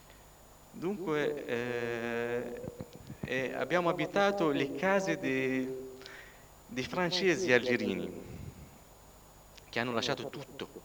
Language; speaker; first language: Italian; non-native, fluent; Arabic